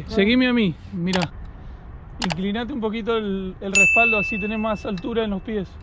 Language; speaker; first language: Spanish; native; Spanish